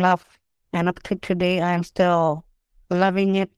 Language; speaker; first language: English; non-native, fluent; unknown